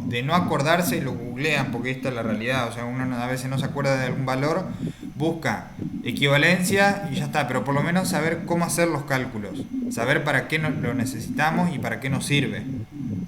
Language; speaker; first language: Spanish; native; Spanish